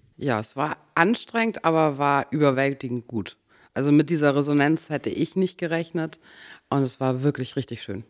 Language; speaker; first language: German; native; German